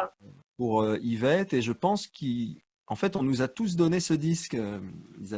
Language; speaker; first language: French; native; French